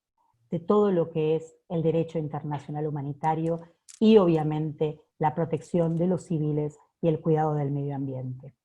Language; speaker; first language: Spanish; native; Spanish